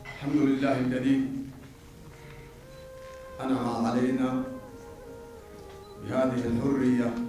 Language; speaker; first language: Arabic; non-native, fluent; Amharic